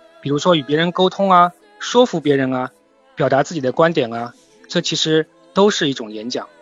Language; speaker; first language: Chinese; native; Chinese